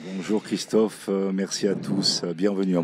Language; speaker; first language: French; native; French